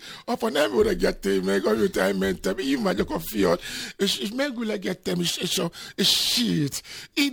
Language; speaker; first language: Hungarian; non-native, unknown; Yoruba